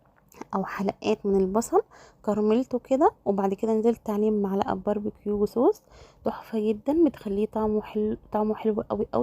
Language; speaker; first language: Arabic; native; Arabic